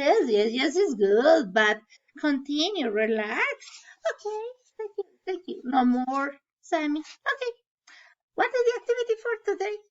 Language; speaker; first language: English; non-native, learner; Spanish